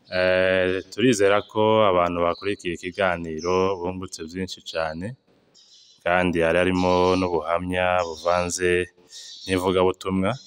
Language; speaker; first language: Kinyarwanda; native; Kinyarwanda